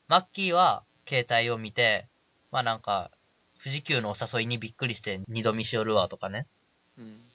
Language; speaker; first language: Japanese; native; Japanese